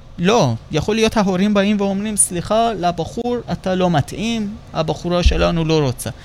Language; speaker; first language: Hebrew; non-native, fluent; Persian